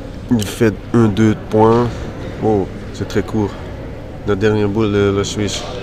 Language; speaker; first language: French; non-native, learner; Dutch